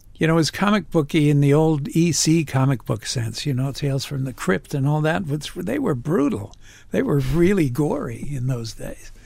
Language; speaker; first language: English; native; English